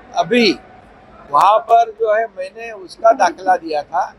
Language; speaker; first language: Hindi; non-native, local second language; Marathi